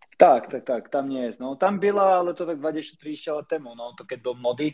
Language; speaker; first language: Polish; non-native, learner; Slovak